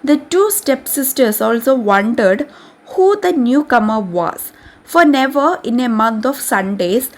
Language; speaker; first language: English; non-native, local second language; Malayalam